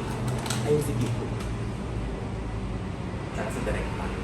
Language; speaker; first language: Filipino; native; Filipino